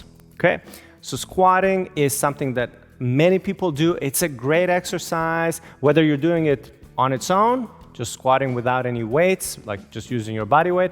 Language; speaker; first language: English; native; English